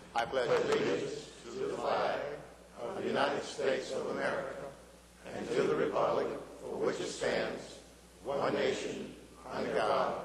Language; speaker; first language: English; native; English